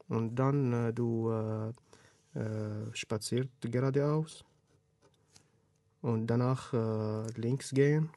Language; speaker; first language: German; non-native, learner; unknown